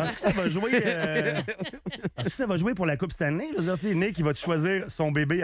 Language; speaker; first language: French; native; French